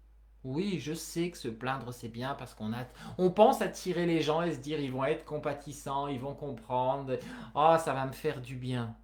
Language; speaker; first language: French; native; French